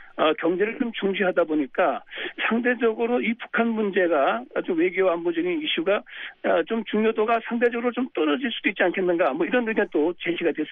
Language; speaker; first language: Korean; native; Korean